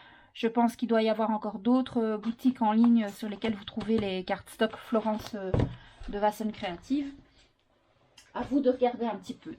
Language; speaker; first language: French; native; French